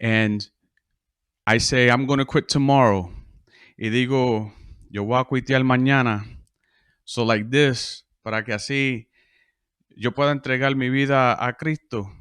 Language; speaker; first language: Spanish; early bilingual, heritage; Spanish